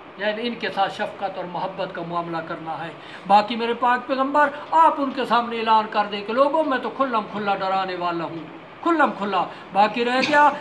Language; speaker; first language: Urdu; non-native, local second language; Punjabi